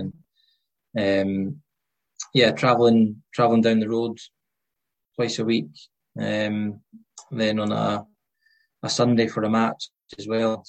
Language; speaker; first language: English; native; English